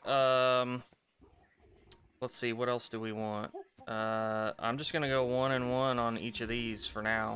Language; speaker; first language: English; native; English